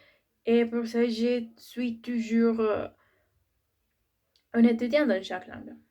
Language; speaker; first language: French; non-native, learner; Spanish